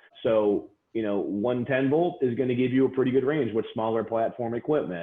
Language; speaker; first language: English; native; English